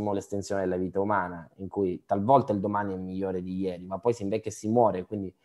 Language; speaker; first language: Italian; native; Italian